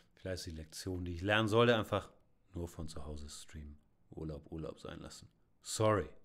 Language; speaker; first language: German; native; German